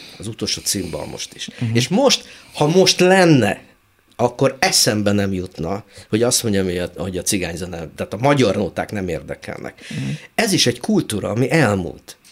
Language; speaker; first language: Hungarian; native; Hungarian